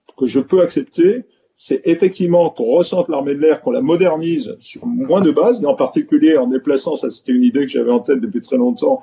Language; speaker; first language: French; native; French